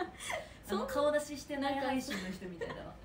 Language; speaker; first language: Japanese; native; Japanese